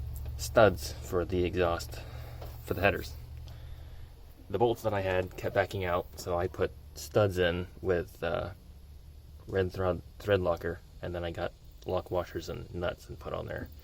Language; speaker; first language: English; native; English